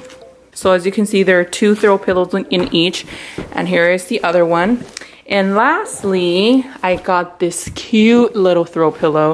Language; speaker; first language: English; early bilingual, other home language; Spanish